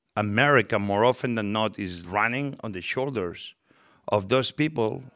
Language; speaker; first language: English; non-native, fluent; Spanish